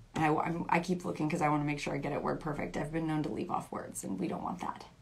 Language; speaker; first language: English; native; English